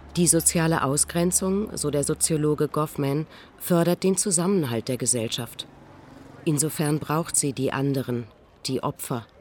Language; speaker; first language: German; native; German